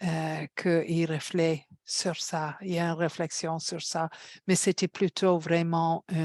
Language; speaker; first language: French; non-native, fluent; English